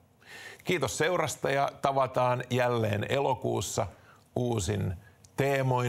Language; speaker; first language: Finnish; native; Finnish